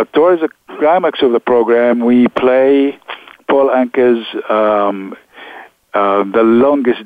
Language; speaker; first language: English; non-native, fluent; Arabic